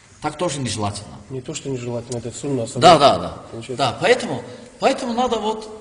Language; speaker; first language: Russian; non-native, learner; Turkish